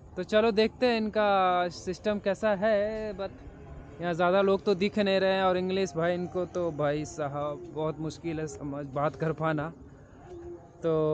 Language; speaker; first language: Hindi; native; Hindi